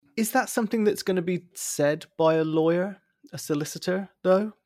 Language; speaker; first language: English; native; English